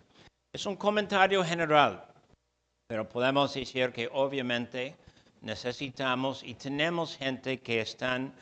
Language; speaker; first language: Spanish; non-native, fluent; English